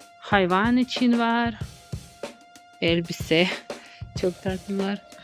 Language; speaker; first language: Turkish; non-native, learner; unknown